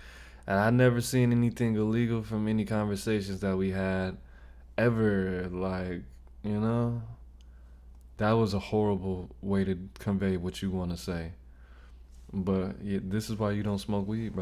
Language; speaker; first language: English; native; English